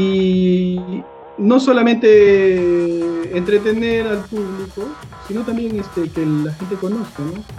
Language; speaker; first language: Spanish; native; Spanish